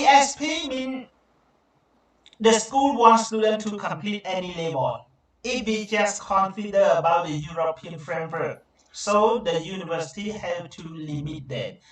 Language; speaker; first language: English; non-native, learner; Khmer